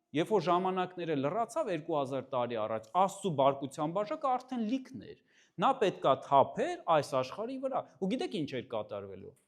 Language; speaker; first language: Armenian; native; Armenian